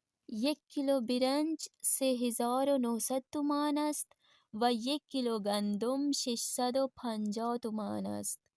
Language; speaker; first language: Persian; non-native, fluent; Urdu